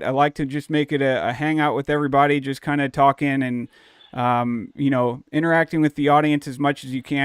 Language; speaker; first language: English; native; English